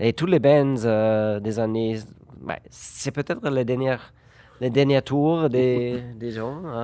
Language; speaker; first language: French; non-native, fluent; German